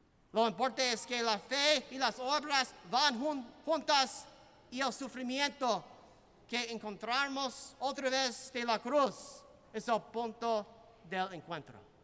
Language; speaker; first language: Spanish; non-native, fluent; English